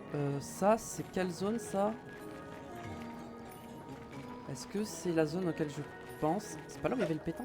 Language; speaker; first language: French; native; French